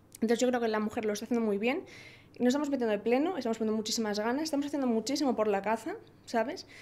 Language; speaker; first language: Spanish; native; Spanish